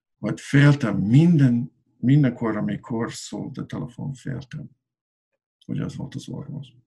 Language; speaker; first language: Hungarian; non-native, learner; English